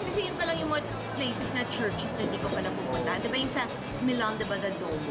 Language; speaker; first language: Filipino; native; Filipino